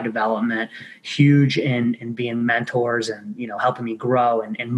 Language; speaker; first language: English; native; English